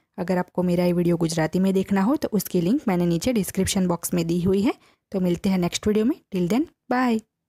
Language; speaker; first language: Hindi; non-native, local second language; Gujarati